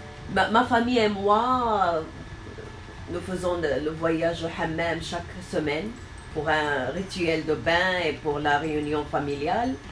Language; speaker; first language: French; non-native, local second language; Arabic